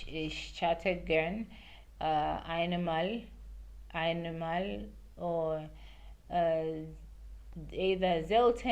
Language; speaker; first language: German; non-native, learner; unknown